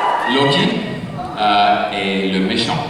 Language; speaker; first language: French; non-native, learner; English